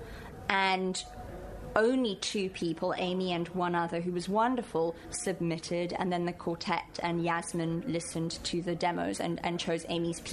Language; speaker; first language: English; native; English